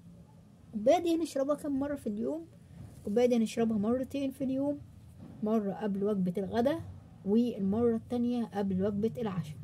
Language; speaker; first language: Arabic; native; Arabic